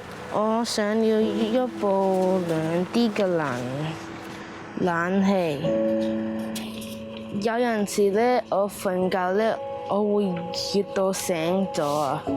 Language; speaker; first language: Cantonese; early bilingual, other home language; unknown